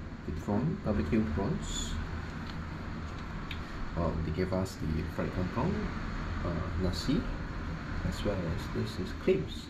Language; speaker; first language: English; non-native, learner; Indonesian